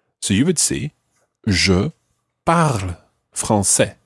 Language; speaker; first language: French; non-native, fluent; English